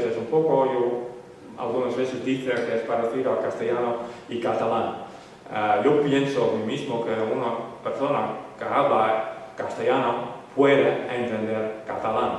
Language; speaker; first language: Spanish; non-native, fluent; Western Frisian